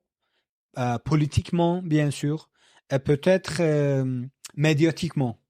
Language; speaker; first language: French; non-native, learner; Kurdish